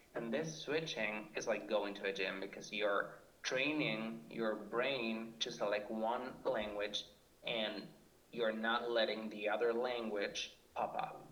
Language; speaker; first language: English; non-native, fluent; Spanish